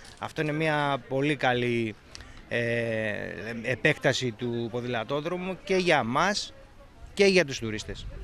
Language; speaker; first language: Greek; native; Greek